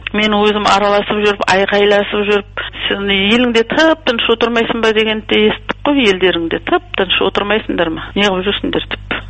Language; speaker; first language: Kazakh; early bilingual, heritage; Kazakh